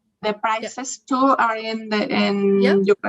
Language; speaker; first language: English; non-native, learner; Spanish